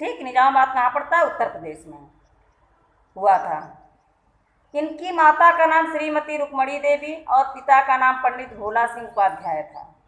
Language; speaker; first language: Hindi; native; Hindi